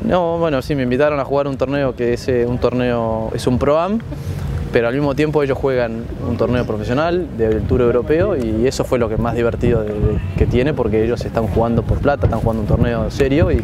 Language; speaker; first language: Spanish; native; Spanish